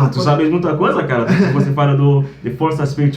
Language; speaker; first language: Portuguese; non-native, learner; Haitian Creole